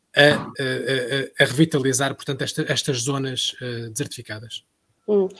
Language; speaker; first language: Portuguese; non-native, fluent; German